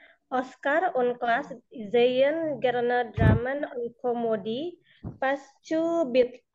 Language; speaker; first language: German; non-native, learner; Indonesian